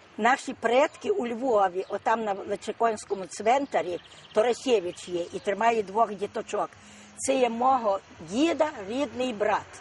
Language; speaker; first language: Ukrainian; native; Ukrainian